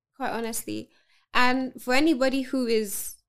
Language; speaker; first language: English; non-native, local second language; Yoruba